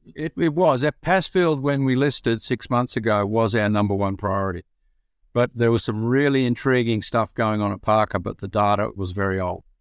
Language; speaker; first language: English; native; English